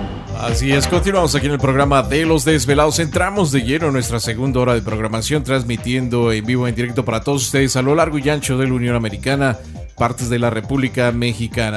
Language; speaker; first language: Spanish; native; Spanish